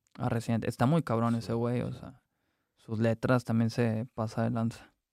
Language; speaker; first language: Spanish; native; Spanish